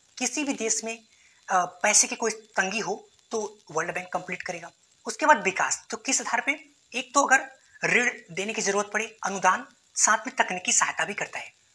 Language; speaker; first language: Hindi; native; Hindi